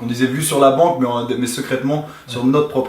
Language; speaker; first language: French; native; French